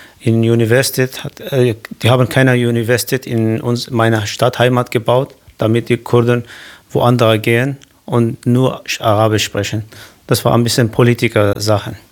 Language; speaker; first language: German; non-native, learner; Kurdish